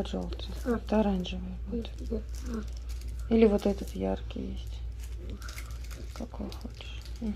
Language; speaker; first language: Russian; native; Russian